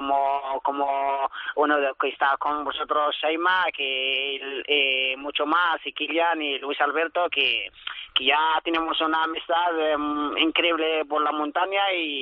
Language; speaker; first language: Spanish; early bilingual, other home language; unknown